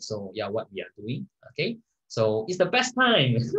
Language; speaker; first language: English; non-native, local second language; Malay